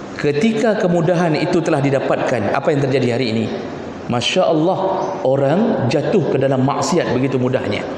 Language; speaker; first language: Malay; native; Malay